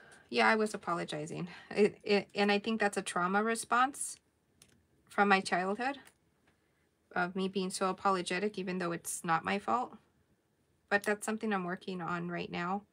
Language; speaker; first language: English; early bilingual, other home language; Spanish